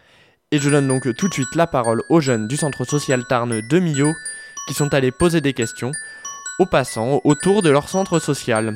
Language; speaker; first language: French; native; French